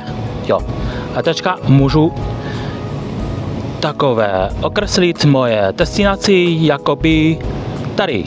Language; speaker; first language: Czech; non-native, learner; Chinese